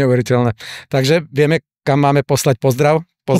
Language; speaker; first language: Slovak; native; Slovak